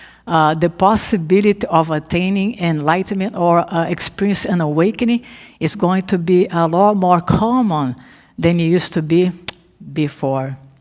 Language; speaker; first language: English; non-native, fluent; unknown